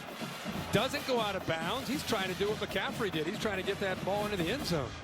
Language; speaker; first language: English; native; English